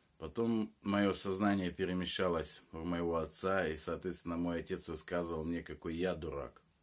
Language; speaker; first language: Russian; native; Russian